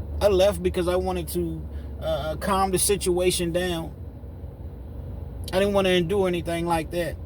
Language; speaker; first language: English; native; English